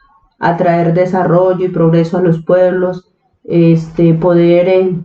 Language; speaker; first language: Spanish; native; Spanish